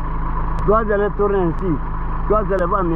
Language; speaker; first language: French; non-native, learner; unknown